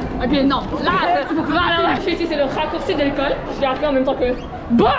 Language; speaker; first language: French; native; French